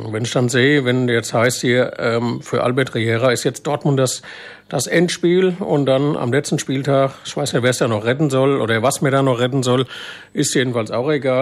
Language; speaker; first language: German; native; German